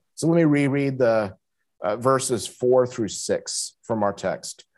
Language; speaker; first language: English; native; English